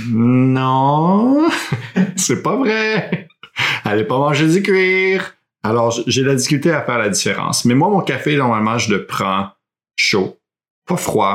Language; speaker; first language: French; early bilingual, heritage; French